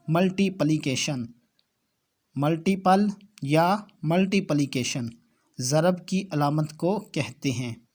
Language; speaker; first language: Urdu; native; Urdu